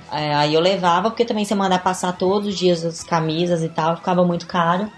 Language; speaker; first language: Portuguese; native; Portuguese